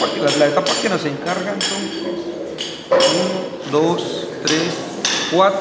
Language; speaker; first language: Spanish; native; Spanish